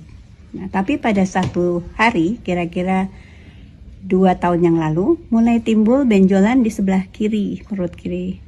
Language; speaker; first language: Indonesian; native; Indonesian